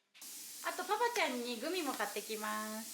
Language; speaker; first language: Japanese; native; Japanese